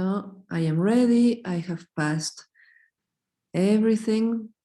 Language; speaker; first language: English; non-native, fluent; Spanish